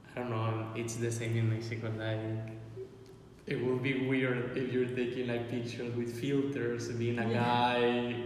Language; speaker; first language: English; non-native, fluent; Spanish